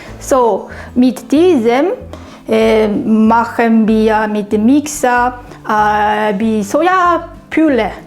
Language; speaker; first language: German; non-native, learner; Japanese